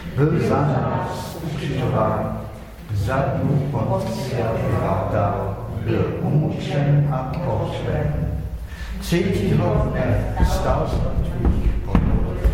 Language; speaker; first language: Czech; non-native, fluent; Polish